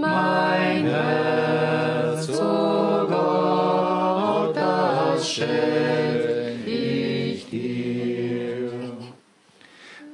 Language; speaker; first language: German; native; German